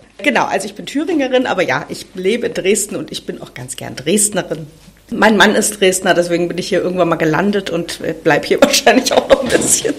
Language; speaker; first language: German; native; German